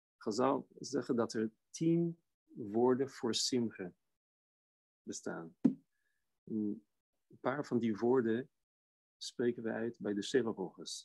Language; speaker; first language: Dutch; non-native, fluent; Hebrew